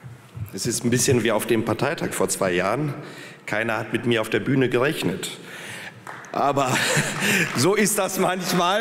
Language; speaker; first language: German; early bilingual, other home language; Polish